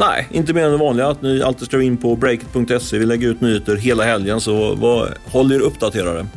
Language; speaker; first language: Swedish; native; Swedish